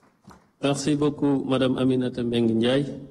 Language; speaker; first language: French; non-native, local second language; Wolof